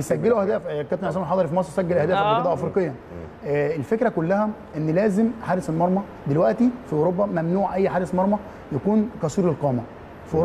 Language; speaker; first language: Arabic; native; Arabic